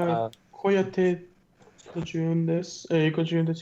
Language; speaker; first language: Japanese; non-native, learner; German